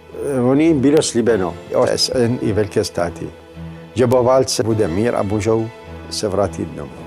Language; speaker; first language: Czech; non-native, fluent; Arabic